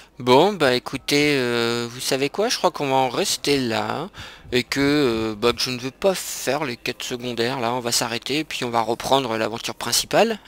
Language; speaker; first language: French; native; French